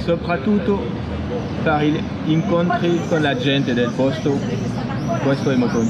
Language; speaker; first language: Italian; non-native, fluent; French